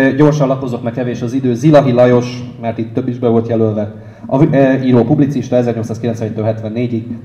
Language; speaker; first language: Hungarian; native; Hungarian